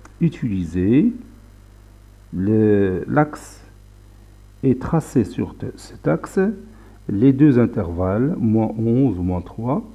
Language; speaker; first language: French; non-native, local second language; Arabic